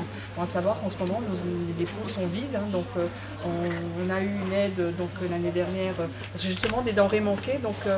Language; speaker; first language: French; native; French